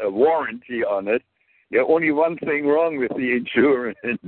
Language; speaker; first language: English; non-native, fluent; German